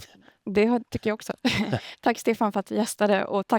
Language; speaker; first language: Swedish; native; Swedish